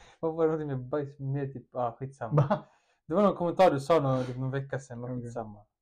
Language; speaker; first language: Swedish; early bilingual, other home language; Russian